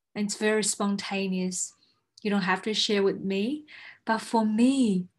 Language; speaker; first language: English; non-native, fluent; Chinese